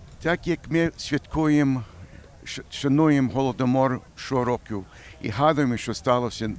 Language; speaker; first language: Ukrainian; early bilingual, heritage; Ukrainian